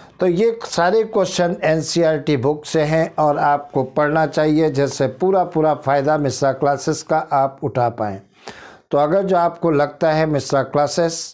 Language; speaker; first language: Hindi; native; Hindi